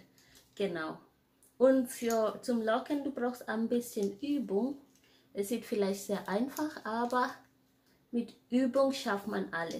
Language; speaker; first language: German; non-native, fluent; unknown